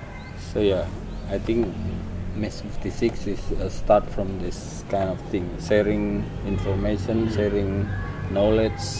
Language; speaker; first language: English; non-native, learner; Indonesian